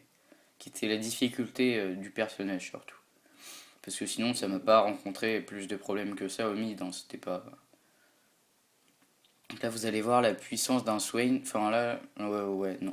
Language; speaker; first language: French; native; French